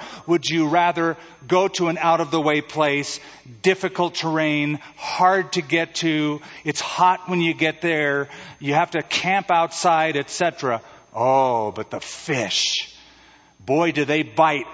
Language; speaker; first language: English; native; English